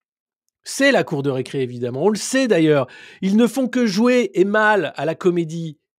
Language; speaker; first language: French; native; French